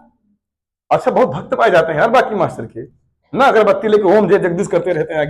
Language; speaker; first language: Hindi; native; Hindi